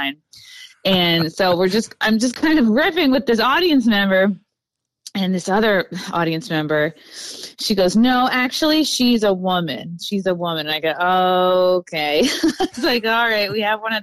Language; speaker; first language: English; native; English